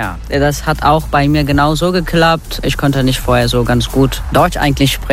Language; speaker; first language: German; non-native, fluent; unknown